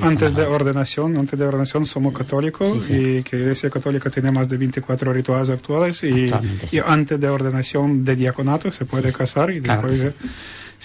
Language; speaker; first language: Spanish; non-native, learner; Ukrainian